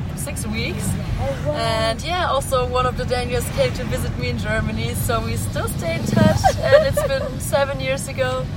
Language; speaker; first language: English; non-native, fluent; German